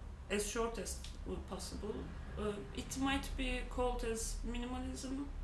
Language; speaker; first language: English; non-native, fluent; Turkish